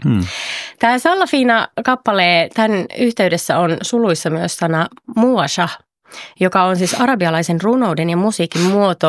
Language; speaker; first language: Finnish; native; Finnish